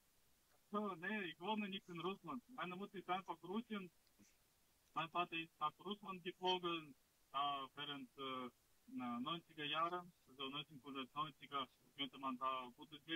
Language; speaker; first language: German; non-native, learner; Russian